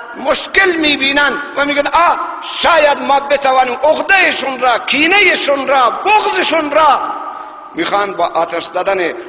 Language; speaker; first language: Persian; non-native, local second language; Baluchi